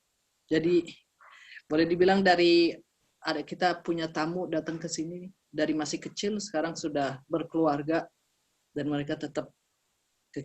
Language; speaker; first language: Indonesian; early bilingual, heritage; Indonesian